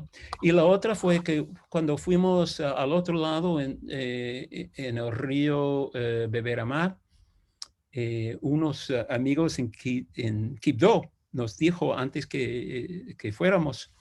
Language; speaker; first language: Spanish; non-native, fluent; English